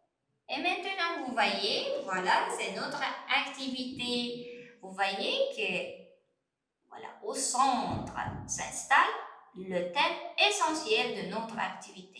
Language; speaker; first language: French; non-native, fluent; Uzbek